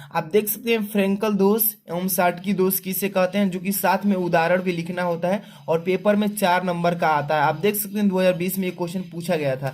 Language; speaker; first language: Hindi; native; Hindi